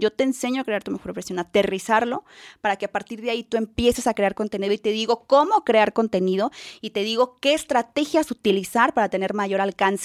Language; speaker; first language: Spanish; native; Spanish